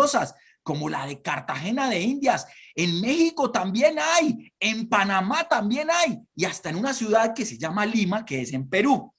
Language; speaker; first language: Spanish; native; Spanish